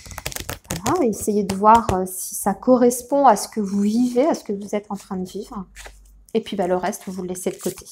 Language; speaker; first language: French; native; French